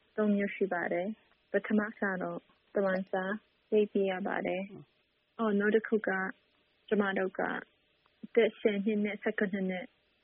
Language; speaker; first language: Burmese; non-native, local second language; Hakha Chin